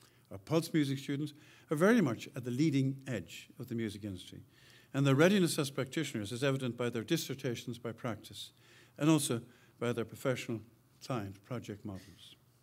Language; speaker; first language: English; native; English